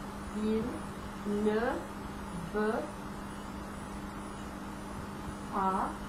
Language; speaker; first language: French; non-native, fluent; English